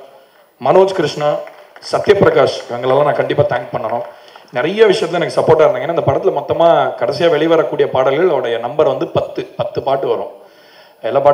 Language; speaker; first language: Tamil; native; Tamil